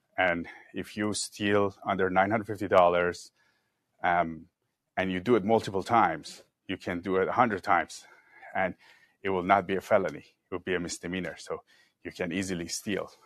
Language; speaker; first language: English; non-native, fluent; Persian